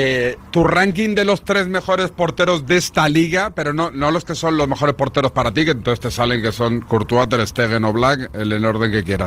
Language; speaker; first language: Spanish; native; Spanish